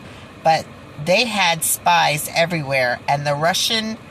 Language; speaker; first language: English; native; English